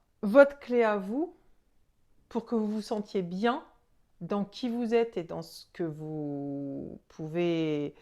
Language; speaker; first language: French; native; French